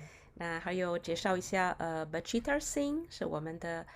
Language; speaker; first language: Chinese; non-native, fluent; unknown